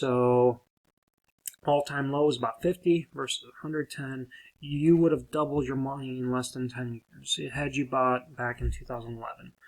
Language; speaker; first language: English; native; English